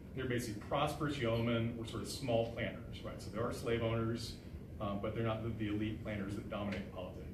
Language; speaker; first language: English; native; English